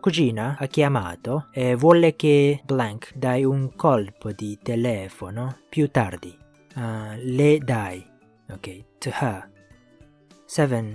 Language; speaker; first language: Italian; non-native, learner; Japanese